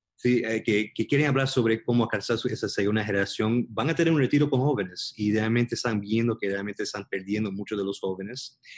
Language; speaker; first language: Spanish; early bilingual, heritage; Spanish